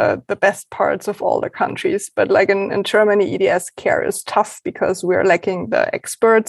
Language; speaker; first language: English; non-native, fluent; German